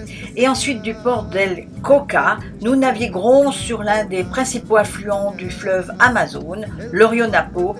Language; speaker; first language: French; native; French